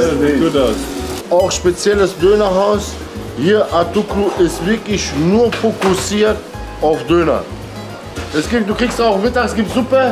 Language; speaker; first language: German; native; German